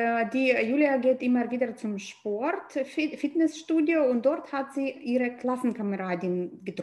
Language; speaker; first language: German; non-native, fluent; Russian